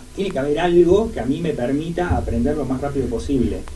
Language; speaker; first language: Spanish; native; Spanish